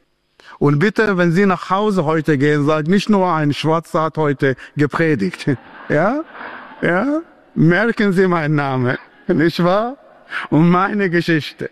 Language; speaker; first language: German; non-native, fluent; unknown